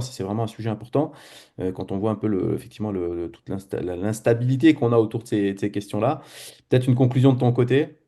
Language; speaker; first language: French; native; French